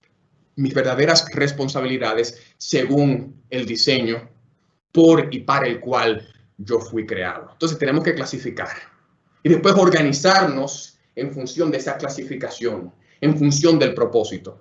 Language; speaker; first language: Spanish; native; Spanish